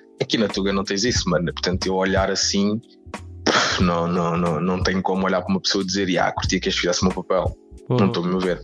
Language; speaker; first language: Portuguese; native; Portuguese